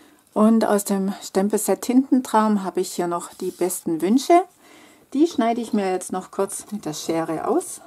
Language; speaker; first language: German; native; German